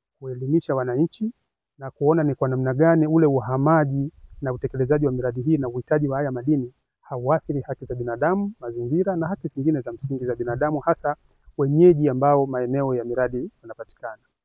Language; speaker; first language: Swahili; native; Swahili